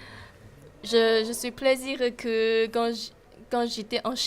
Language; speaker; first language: French; non-native, learner; Chinese